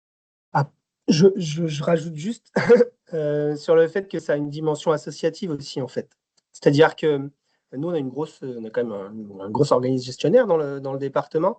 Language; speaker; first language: French; native; French